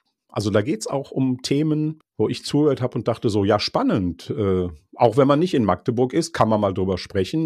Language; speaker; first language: German; native; German